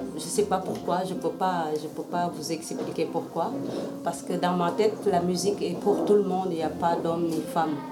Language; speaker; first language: French; non-native, local second language; Wolof